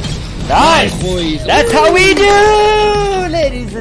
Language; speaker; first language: English; native; English